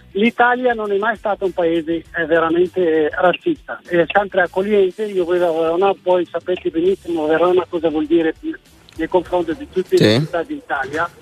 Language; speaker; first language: Italian; non-native, fluent; Arabic